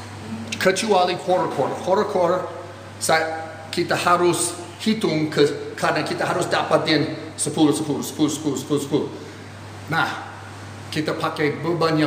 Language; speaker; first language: Indonesian; non-native, fluent; English